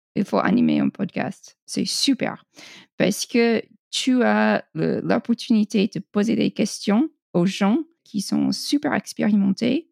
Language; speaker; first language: French; non-native, fluent; English